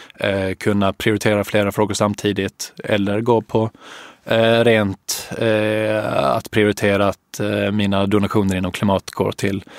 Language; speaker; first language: Swedish; native; Swedish